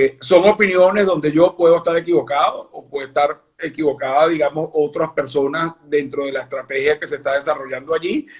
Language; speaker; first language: Spanish; native; Spanish